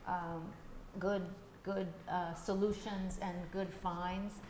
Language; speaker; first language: English; native; English